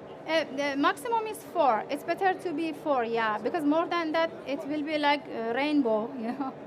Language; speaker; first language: English; non-native, fluent; Persian